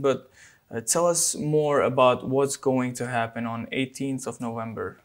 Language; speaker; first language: English; non-native, fluent; Albanian